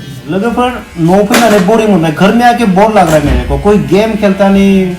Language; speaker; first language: Hindi; non-native, local second language; Bodo